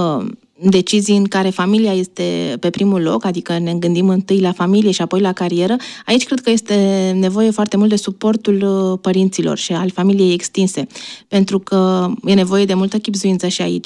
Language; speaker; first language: Romanian; native; Romanian